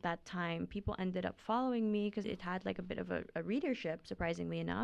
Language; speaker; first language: English; non-native, local second language; Filipino